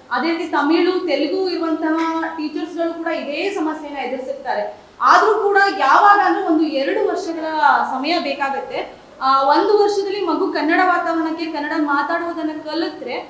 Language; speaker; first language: Kannada; native; Kannada